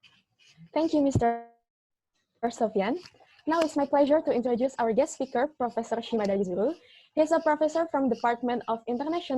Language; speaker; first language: English; non-native, fluent; Indonesian